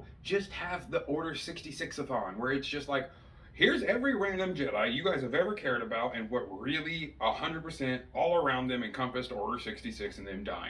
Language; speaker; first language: English; native; English